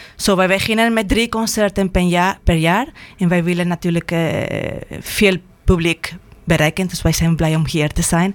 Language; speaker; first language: Dutch; non-native, fluent; Spanish